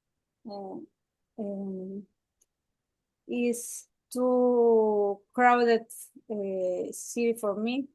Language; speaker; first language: English; non-native, learner; Spanish